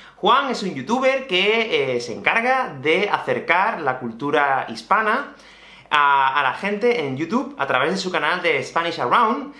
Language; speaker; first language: Spanish; native; Spanish